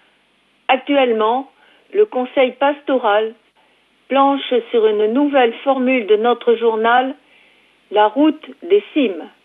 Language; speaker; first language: French; native; French